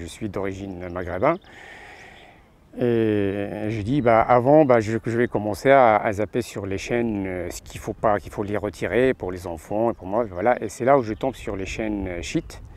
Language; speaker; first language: French; non-native, local second language; Arabic